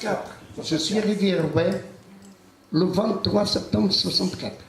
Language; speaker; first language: French; non-native, fluent; Portuguese